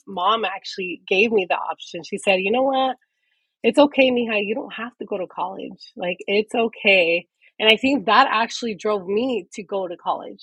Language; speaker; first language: English; native; English